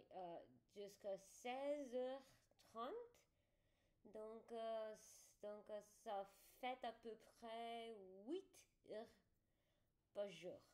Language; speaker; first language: French; non-native, learner; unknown